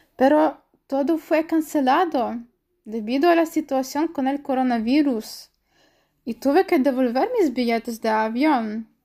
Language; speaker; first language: Spanish; non-native, fluent; Polish